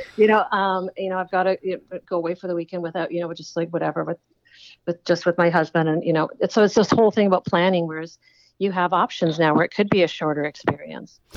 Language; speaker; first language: English; native; English